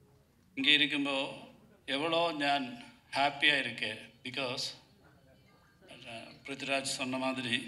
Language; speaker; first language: Tamil; non-native, learner; Malayalam